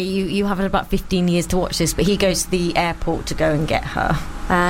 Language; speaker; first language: English; native; English